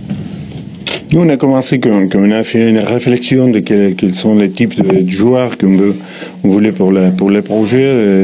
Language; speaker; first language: French; non-native, learner; Spanish